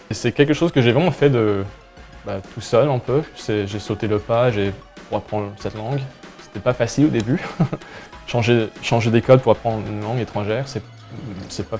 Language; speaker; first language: French; non-native, local second language; English